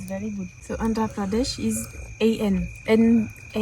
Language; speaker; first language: English; non-native, learner; French